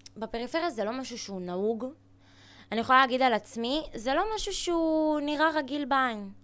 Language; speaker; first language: Hebrew; early bilingual, other home language; Russian